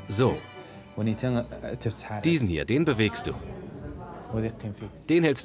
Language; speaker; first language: German; native; German